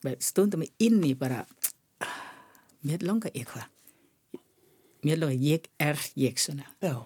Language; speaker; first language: Icelandic; non-native, learner; Thai